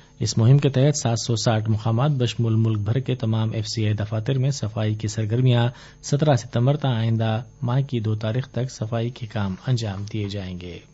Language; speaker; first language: Urdu; native; Urdu